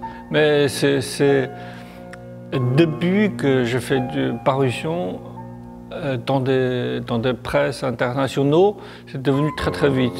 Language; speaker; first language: French; non-native, learner; Chinese